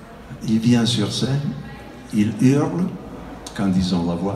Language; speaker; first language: French; non-native, fluent; Italian